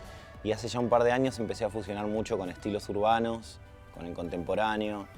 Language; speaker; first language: Spanish; native; Spanish